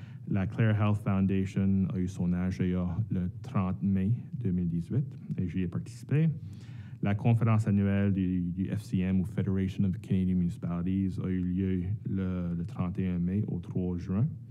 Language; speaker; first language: French; native; French